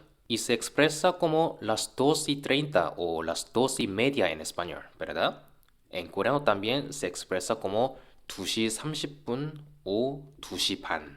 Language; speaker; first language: Spanish; non-native, fluent; Korean